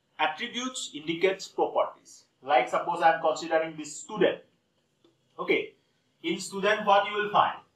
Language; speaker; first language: English; non-native, local second language; Assamese